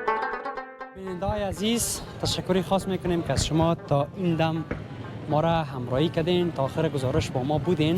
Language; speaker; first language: Persian; native; Persian